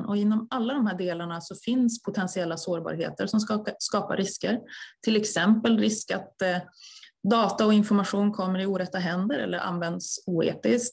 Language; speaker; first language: Swedish; native; Swedish